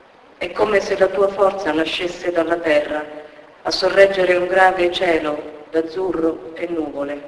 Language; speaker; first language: Italian; native; Italian